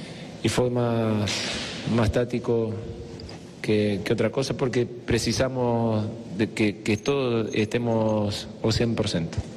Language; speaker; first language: Portuguese; non-native, fluent; Spanish